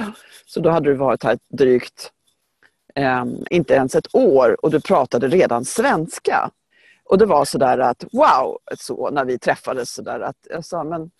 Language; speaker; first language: Swedish; native; Swedish